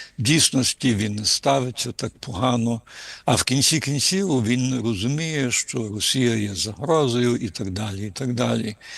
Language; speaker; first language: Ukrainian; early bilingual, heritage; Ukrainian